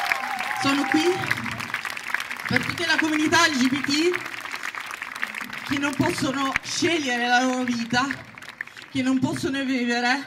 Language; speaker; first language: Italian; non-native, fluent; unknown